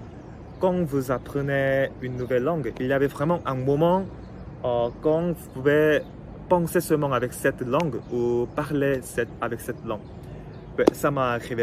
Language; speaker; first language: French; non-native, fluent; Korean